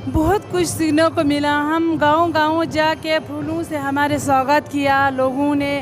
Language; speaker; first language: Hindi; non-native, local second language; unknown